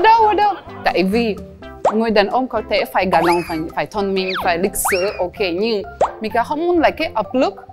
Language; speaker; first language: Vietnamese; non-native, learner; French